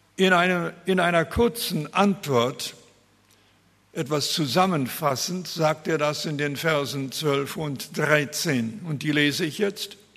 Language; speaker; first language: German; early bilingual, heritage; German